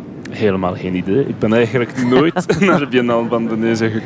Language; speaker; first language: Dutch; non-native, local second language; French